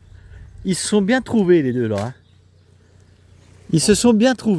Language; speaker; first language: French; native; French